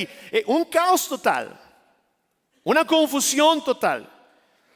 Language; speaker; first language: Spanish; native; Spanish